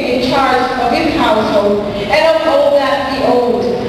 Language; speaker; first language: English; non-native, local second language; Filipino